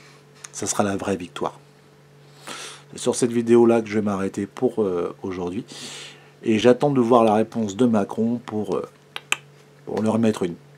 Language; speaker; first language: French; native; French